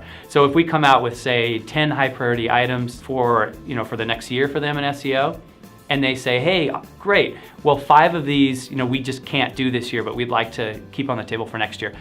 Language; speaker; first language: English; native; English